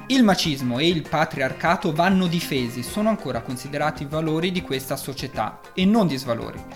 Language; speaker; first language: Italian; native; Italian